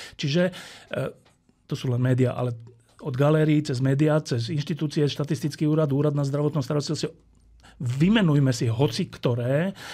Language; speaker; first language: Slovak; native; Slovak